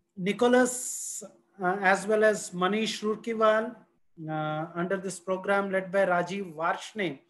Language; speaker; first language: English; non-native, local second language; Telugu